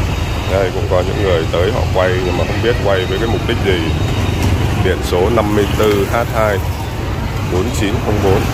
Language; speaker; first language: Vietnamese; native; Vietnamese